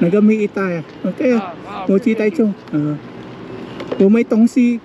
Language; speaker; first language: Chinese; non-native, learner; Filipino